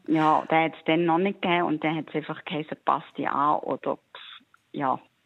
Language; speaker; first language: German; native; German